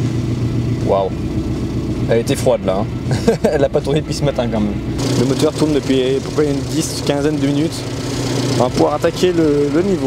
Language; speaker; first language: French; native; French